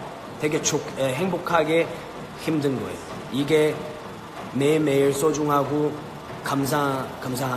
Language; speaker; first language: Korean; non-native, fluent; Cantonese